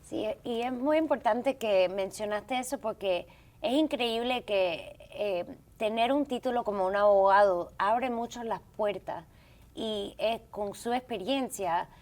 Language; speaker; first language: Spanish; early bilingual, heritage; English